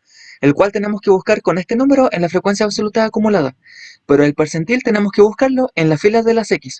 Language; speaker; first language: Spanish; native; Spanish